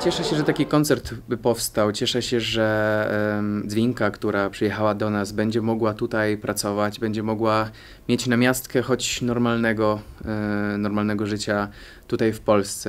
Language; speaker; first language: Polish; native; Polish